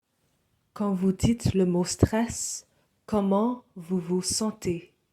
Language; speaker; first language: French; non-native, fluent; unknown